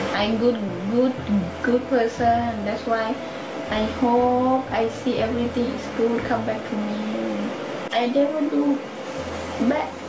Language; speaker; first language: English; non-native, learner; Thai